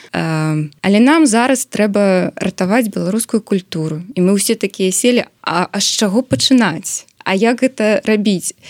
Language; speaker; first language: Belarusian; non-native, local second language; Russian